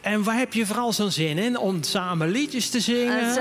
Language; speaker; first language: Dutch; native; Dutch